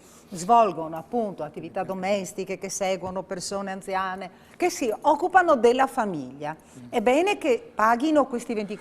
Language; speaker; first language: Italian; native; Italian